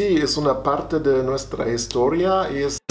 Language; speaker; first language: Spanish; non-native, fluent; German